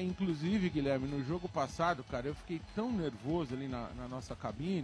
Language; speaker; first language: Portuguese; native; Portuguese